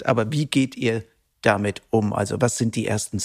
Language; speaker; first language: German; native; German